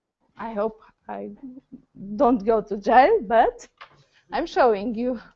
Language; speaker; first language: English; non-native, learner; Portuguese